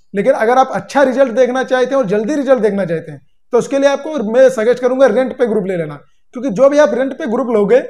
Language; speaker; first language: Hindi; native; Hindi